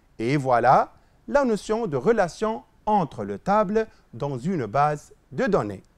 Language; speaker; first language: French; non-native, local second language; Arabic